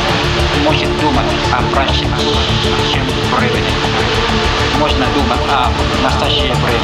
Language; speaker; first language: Russian; non-native, learner; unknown